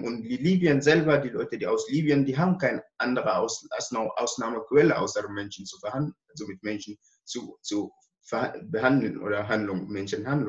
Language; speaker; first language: German; non-native, learner; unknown